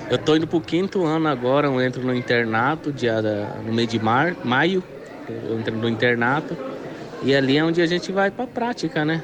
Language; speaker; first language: Portuguese; non-native, local second language; Guarani